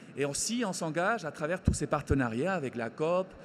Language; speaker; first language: French; non-native, fluent; Spanish